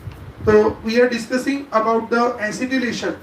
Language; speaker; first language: English; non-native, local second language; Marathi